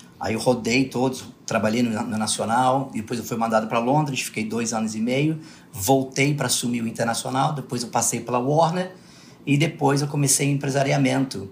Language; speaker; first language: Portuguese; early bilingual, other home language; English